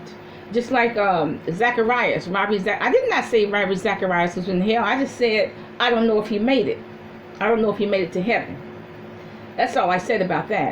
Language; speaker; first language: English; native; English